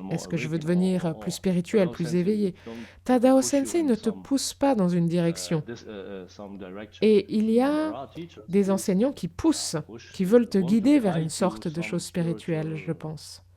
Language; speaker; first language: French; non-native, fluent; German